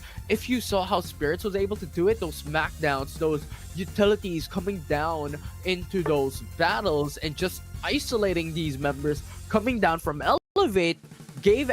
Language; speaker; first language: English; non-native, local second language; Filipino